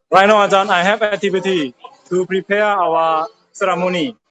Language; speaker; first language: English; non-native, learner; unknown